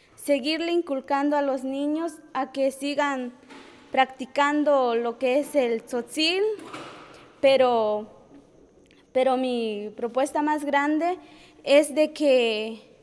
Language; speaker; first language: Spanish; non-native, local second language; Tzotzil